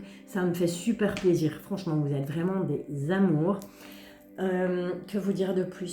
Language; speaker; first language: French; native; French